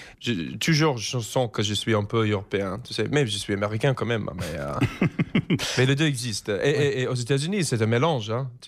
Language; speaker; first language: French; non-native, learner; English